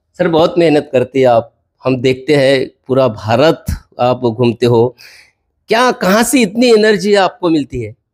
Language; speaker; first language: Hindi; non-native, local second language; Marathi